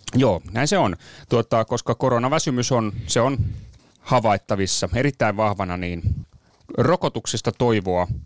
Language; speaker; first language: Finnish; native; Finnish